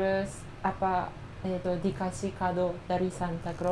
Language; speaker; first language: Indonesian; non-native, learner; Japanese